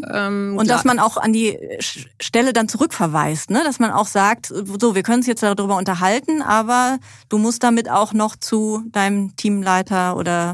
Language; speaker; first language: German; native; German